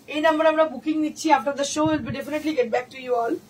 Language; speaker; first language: Hindi; non-native, local second language; Bangla